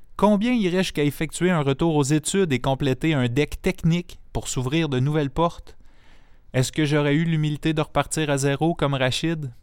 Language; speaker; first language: French; native; French